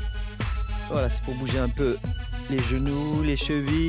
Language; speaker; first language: French; native; French